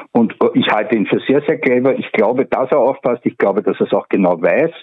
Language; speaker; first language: German; native; German